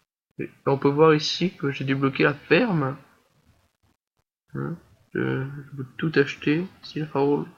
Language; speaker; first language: French; native; French